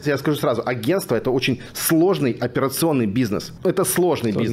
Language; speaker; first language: Russian; native; Russian